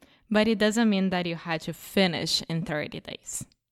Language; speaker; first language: English; non-native, fluent; Portuguese